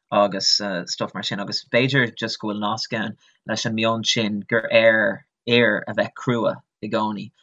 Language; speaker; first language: Irish; non-native, local second language; English